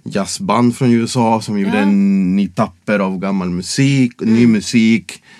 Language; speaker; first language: Swedish; non-native, fluent; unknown